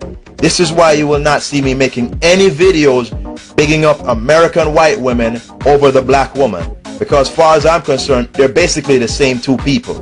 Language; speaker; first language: English; native; English